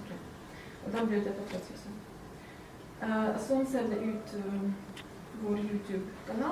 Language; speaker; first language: Norwegian; non-native, fluent; Ukrainian